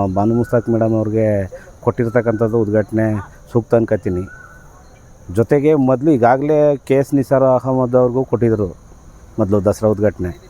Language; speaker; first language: Kannada; native; Kannada